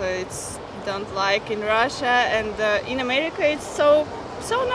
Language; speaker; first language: English; non-native, learner; Russian